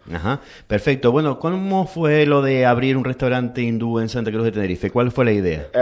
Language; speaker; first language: Spanish; native; Spanish